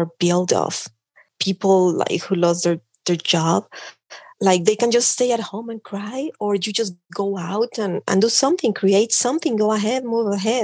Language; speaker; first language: English; non-native, fluent; Spanish